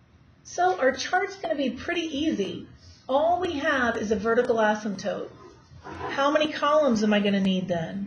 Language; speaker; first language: English; native; English